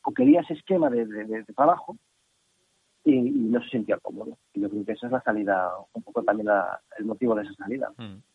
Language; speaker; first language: Spanish; native; Spanish